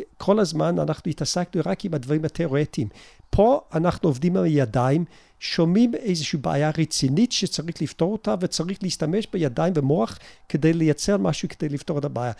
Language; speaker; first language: Hebrew; non-native, fluent; English